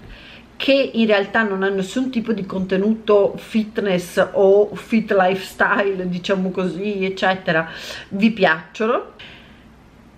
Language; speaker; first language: Italian; native; Italian